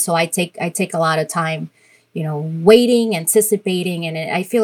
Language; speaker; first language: English; non-native, fluent; Spanish